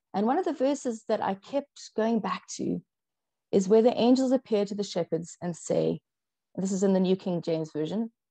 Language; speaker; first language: English; native; English